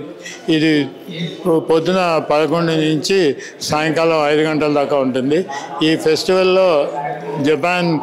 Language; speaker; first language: Telugu; native; Telugu